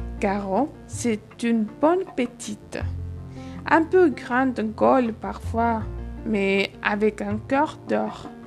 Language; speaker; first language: French; non-native, fluent; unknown